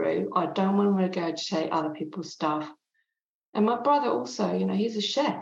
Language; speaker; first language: English; non-native, local second language; French